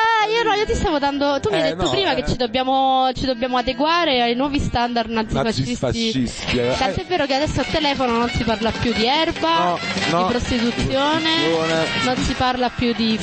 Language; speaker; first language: Italian; native; Italian